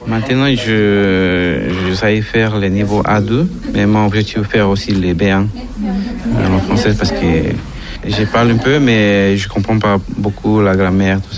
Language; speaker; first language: French; non-native, learner; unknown